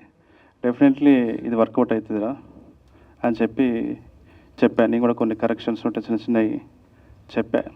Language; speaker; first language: Telugu; native; Telugu